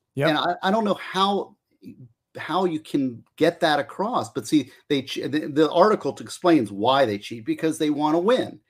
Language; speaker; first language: English; native; English